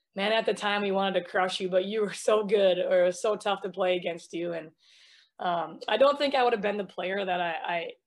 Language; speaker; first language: English; native; English